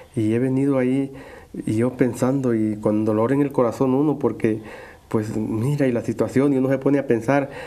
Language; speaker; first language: Spanish; native; Spanish